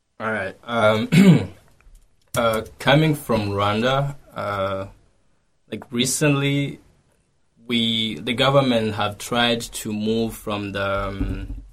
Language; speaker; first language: English; non-native, local second language; Kinyarwanda